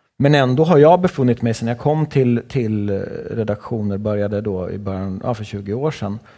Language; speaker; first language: Swedish; early bilingual, other home language; Czech